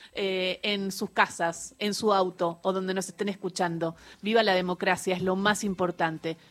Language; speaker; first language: Spanish; native; Spanish